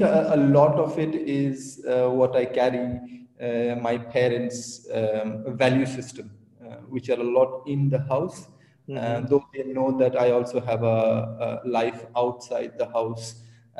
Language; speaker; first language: English; non-native, local second language; Pashto